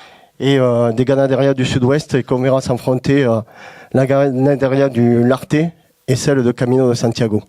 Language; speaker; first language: French; native; French